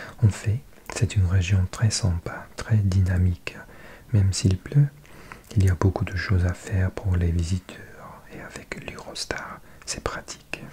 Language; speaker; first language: French; non-native, learner; English